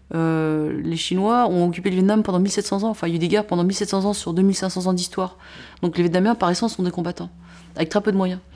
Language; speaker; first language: French; native; French